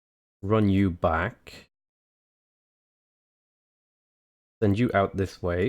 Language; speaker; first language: English; native; English